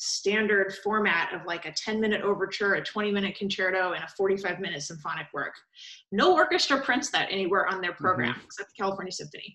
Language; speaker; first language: English; native; English